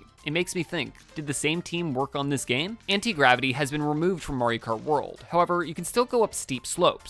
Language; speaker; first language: English; native; English